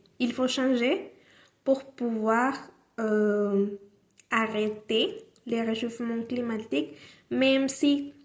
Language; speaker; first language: French; non-native, learner; Spanish